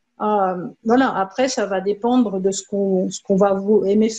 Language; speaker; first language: French; native; French